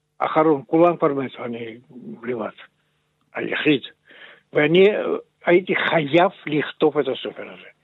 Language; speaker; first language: Hebrew; non-native, fluent; Russian